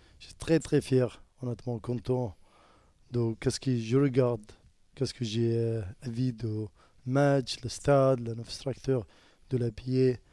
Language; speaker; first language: French; non-native, learner; Arabic